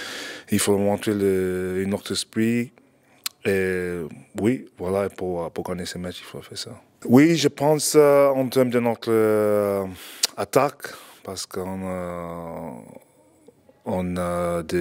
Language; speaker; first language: French; non-native, fluent; English